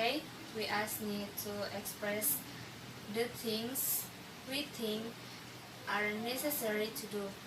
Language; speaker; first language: English; non-native, learner; Indonesian